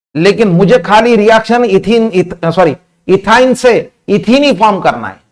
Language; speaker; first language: Hindi; non-native, local second language; Marathi